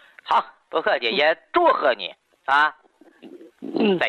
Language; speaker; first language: Chinese; native; Chinese